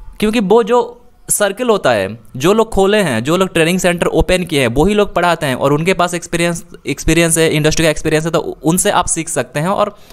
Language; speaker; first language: Hindi; native; Hindi